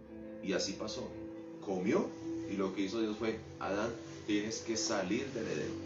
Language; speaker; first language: Spanish; native; Spanish